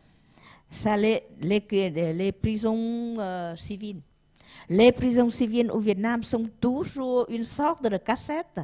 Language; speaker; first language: French; non-native, learner; Vietnamese